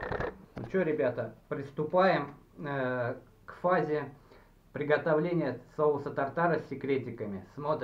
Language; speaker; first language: Russian; native; Russian